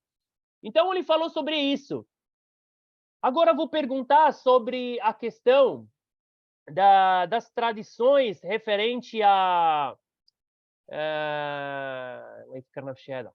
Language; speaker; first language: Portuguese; non-native, fluent; Arabic